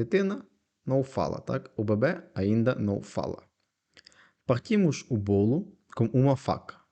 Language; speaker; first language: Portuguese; non-native, fluent; Ukrainian